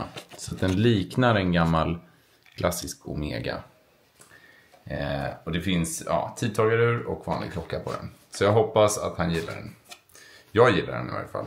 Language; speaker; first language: Swedish; native; Swedish